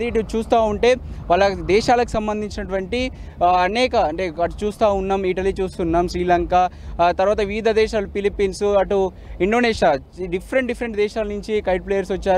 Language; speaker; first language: Telugu; native; Telugu